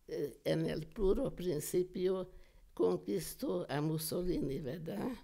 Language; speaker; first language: Spanish; non-native, fluent; Hungarian